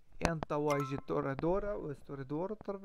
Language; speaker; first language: Portuguese; non-native, learner; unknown